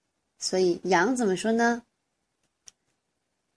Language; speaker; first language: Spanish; non-native, fluent; Chinese